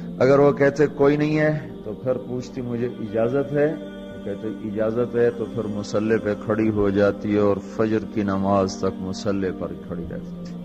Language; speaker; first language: Urdu; non-native, local second language; Punjabi